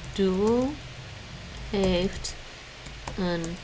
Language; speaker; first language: Dutch; non-native, learner; English